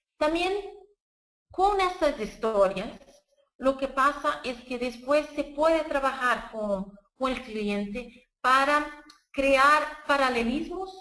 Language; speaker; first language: Spanish; non-native, fluent; Portuguese